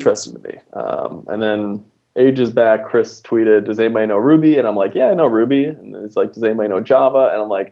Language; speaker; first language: English; native; English